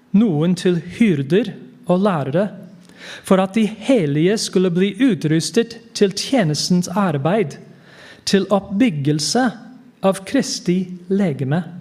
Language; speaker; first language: Norwegian; non-native, fluent; English